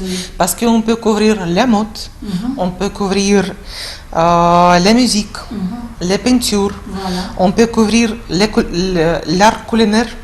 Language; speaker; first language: French; non-native, fluent; Russian